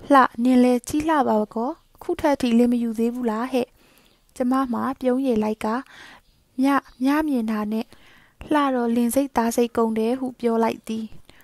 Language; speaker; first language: Burmese; native; Burmese